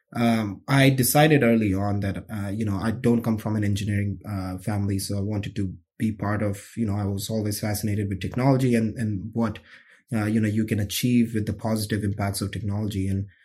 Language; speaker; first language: English; non-native, local second language; Hindi